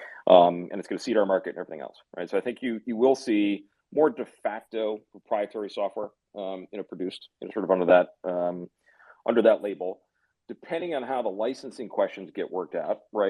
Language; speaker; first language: English; native; English